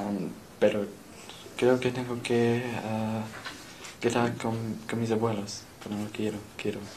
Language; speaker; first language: Spanish; non-native, learner; English